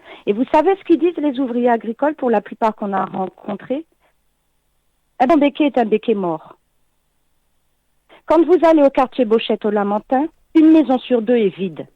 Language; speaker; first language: French; native; French